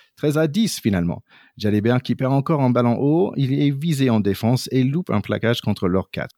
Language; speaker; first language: French; non-native, fluent; English